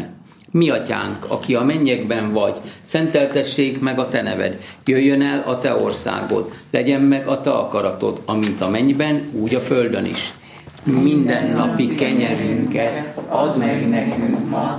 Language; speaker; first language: Hungarian; native; Hungarian